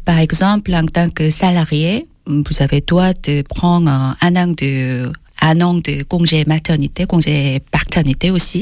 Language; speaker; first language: French; non-native, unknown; Korean